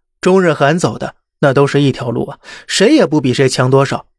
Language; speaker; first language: Chinese; native; Chinese